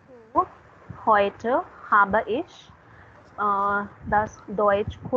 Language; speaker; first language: German; non-native, fluent; Hindi